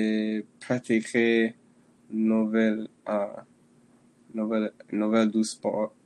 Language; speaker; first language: French; non-native, learner; English